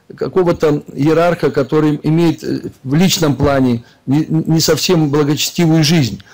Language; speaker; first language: Russian; native; Russian